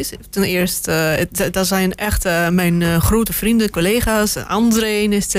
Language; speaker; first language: Dutch; non-native, fluent; Russian